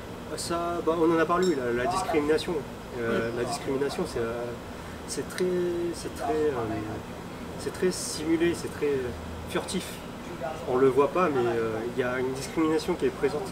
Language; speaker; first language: French; early bilingual, other home language; Min Nan Chinese